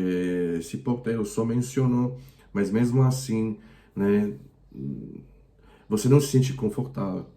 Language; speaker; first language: Portuguese; non-native, fluent; Croatian